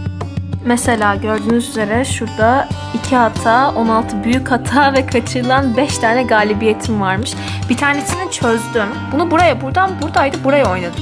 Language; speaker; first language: Turkish; native; Turkish